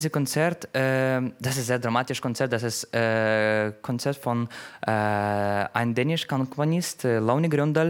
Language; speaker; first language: German; non-native, learner; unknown